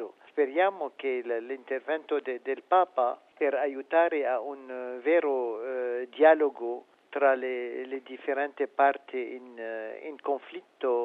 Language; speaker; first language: Italian; non-native, fluent; Arabic